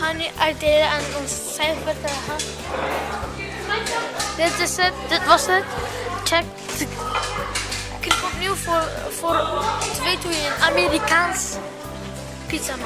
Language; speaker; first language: Dutch; non-native, learner; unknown